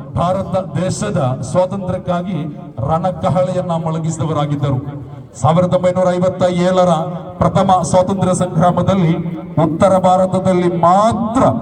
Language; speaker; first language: Kannada; non-native, local second language; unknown